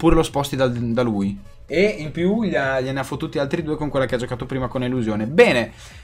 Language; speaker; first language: Italian; native; Italian